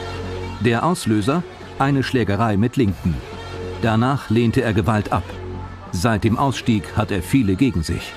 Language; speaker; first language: German; native; German